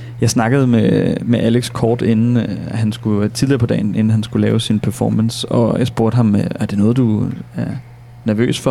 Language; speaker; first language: Danish; native; Danish